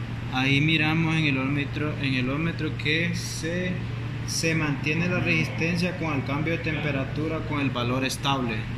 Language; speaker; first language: Spanish; native; Spanish